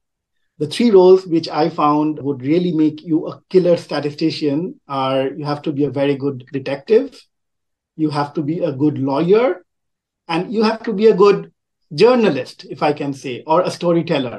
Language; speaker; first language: English; non-native, local second language; Bangla